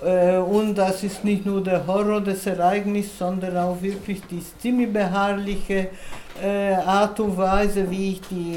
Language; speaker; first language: German; non-native, fluent; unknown